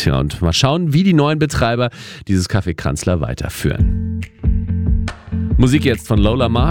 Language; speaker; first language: German; native; German